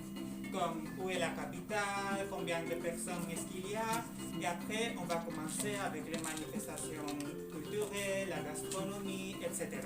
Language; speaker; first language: French; non-native, learner; Spanish